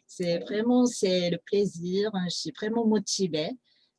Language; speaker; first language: French; non-native, fluent; Japanese